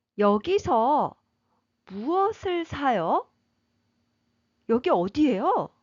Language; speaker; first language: Korean; native; Korean